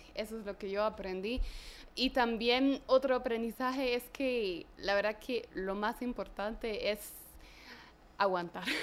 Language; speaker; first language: Spanish; non-native, fluent; German